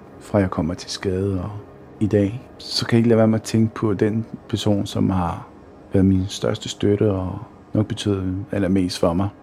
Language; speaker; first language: Danish; early bilingual, other home language; Bosnian